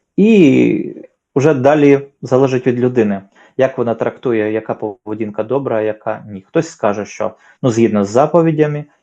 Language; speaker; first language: Ukrainian; native; Ukrainian